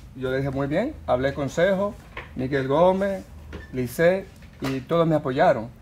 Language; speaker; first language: Spanish; early bilingual, heritage; Spanish